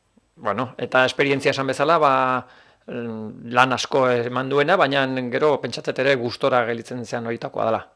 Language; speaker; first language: Basque; native; Basque